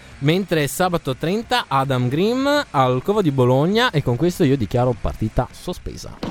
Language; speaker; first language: Italian; native; Italian